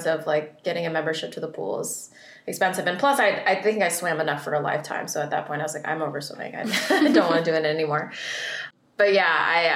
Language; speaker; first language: English; early bilingual, other home language; Vietnamese